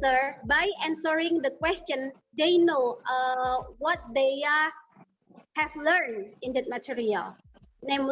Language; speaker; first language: English; non-native, learner; Indonesian